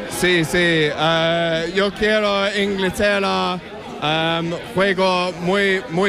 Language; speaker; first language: Spanish; non-native, learner; English